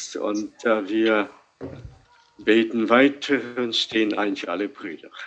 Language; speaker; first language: German; non-native, fluent; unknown